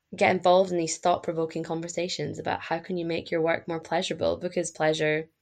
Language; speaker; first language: English; native; English